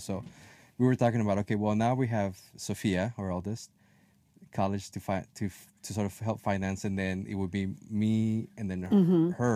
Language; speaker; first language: English; non-native, fluent; Spanish